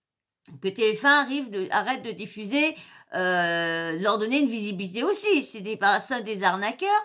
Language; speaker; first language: French; native; French